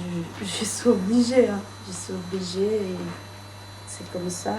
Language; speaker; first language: French; non-native, learner; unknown